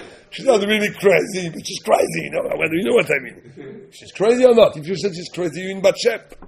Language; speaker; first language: English; non-native, learner; French